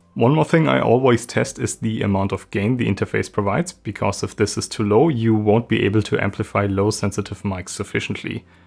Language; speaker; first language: English; non-native, fluent; German